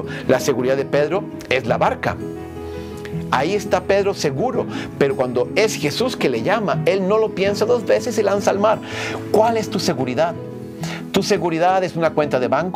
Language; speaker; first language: Spanish; non-native, fluent; Portuguese